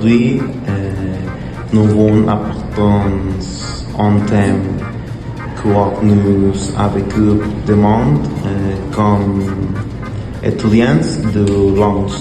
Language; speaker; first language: French; non-native, learner; Spanish